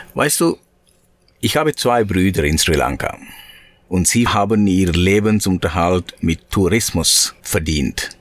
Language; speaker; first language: German; non-native, fluent; Sinhala